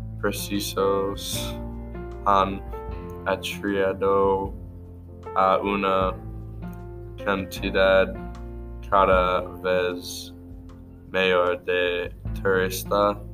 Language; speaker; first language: Spanish; non-native, learner; English